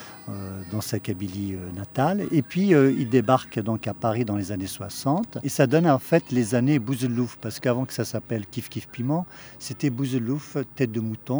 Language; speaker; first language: French; early bilingual, other home language; Kabyle